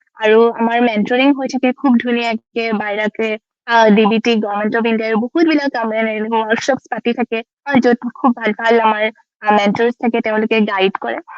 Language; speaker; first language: Assamese; native; Assamese